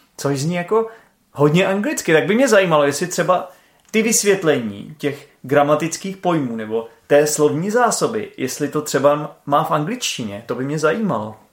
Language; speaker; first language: Czech; native; Czech